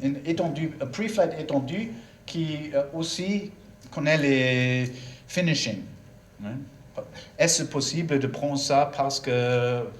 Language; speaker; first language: French; non-native, learner; German